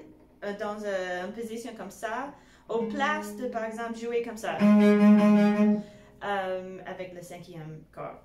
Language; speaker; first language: French; non-native, fluent; English